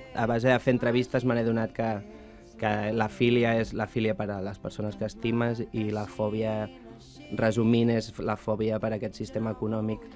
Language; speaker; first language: Catalan; non-native, local second language; Spanish